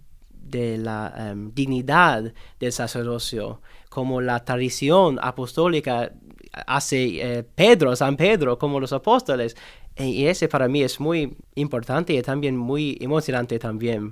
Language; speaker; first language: Spanish; non-native, learner; English